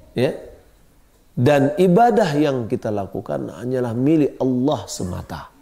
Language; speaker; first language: Malay; non-native, local second language; Minangkabau